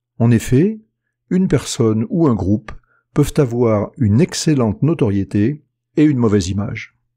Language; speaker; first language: French; native; French